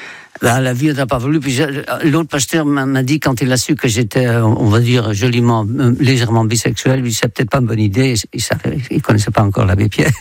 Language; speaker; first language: French; non-native, fluent; Dutch